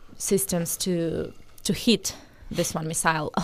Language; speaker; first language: English; non-native, fluent; Russian